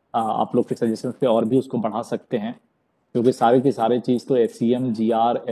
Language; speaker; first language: Hindi; native; Hindi